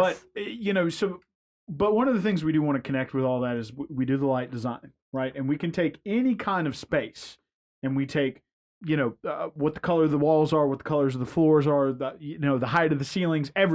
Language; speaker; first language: English; native; English